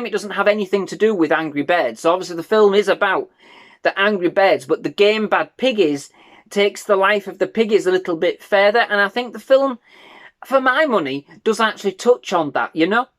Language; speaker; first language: English; native; English